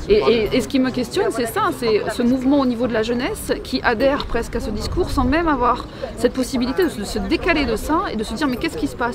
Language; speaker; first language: French; native; French